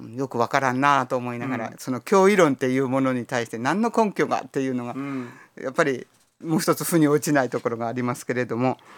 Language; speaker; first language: Japanese; native; Japanese